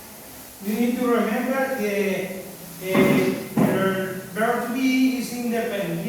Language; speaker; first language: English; non-native, learner; Spanish